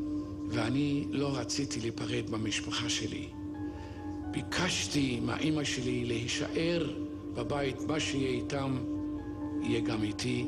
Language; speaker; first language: Hebrew; non-native, fluent; Yiddish